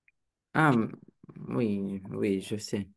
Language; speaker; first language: French; non-native, learner; Romanian